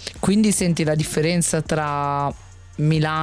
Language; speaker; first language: Italian; native; Italian